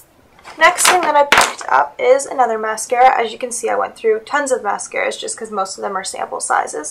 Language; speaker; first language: English; native; English